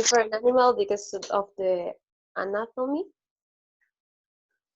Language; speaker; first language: English; non-native, learner; Spanish